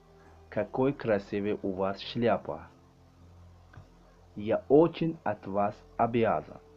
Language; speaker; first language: Russian; non-native, learner; Tajik